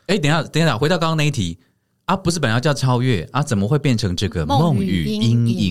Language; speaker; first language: Chinese; native; Chinese